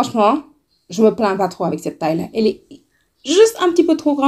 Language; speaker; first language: French; non-native, local second language; Wolof